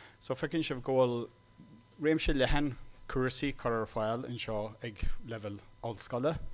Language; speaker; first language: Irish; native; Irish